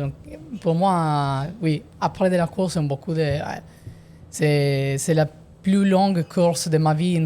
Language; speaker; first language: French; non-native, learner; Italian